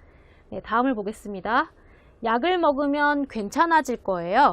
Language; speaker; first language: Korean; native; Korean